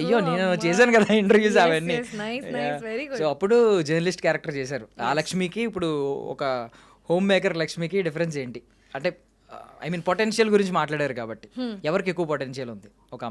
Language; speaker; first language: Telugu; native; Telugu